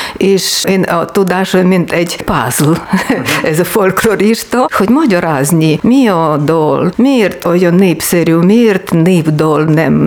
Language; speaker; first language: Hungarian; non-native, learner; Ukrainian